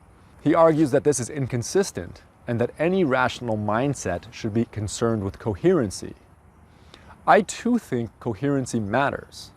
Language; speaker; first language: English; native; English